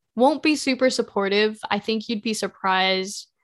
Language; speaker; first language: English; native; English